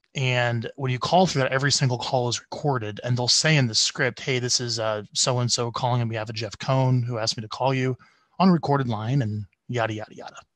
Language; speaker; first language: English; native; English